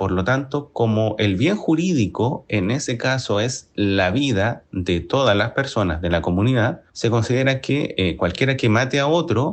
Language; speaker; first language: Spanish; native; Spanish